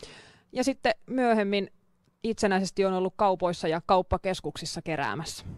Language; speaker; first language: Finnish; native; Finnish